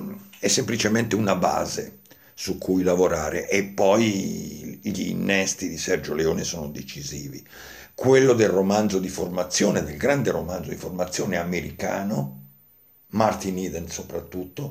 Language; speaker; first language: Italian; native; Italian